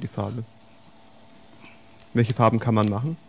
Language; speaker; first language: German; native; German